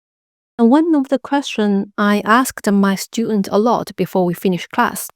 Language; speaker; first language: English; non-native, fluent; Chinese